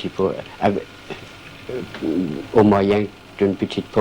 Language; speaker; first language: French; non-native, fluent; Danish